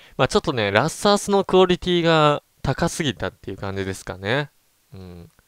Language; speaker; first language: Japanese; native; Japanese